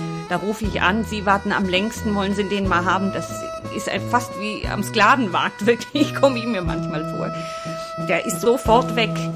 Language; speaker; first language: German; native; German